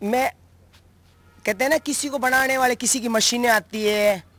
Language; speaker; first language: Hindi; native; Hindi